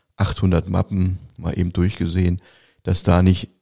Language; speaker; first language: German; native; German